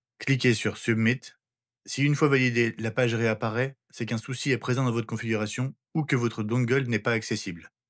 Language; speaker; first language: French; native; French